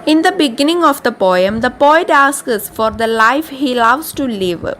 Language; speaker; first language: English; non-native, local second language; Malayalam